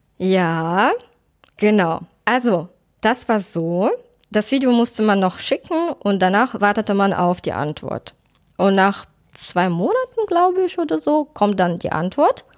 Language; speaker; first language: German; non-native, fluent; Russian